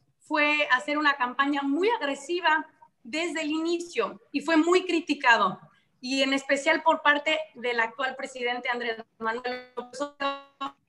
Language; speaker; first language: Spanish; native; Spanish